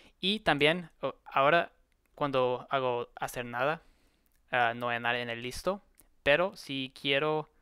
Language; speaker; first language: Spanish; non-native, learner; English